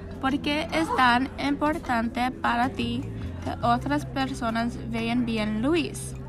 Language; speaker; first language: Spanish; non-native, learner; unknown